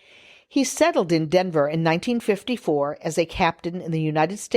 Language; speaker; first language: English; native; English